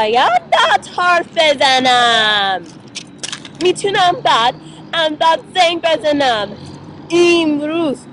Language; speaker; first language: Persian; non-native, learner; English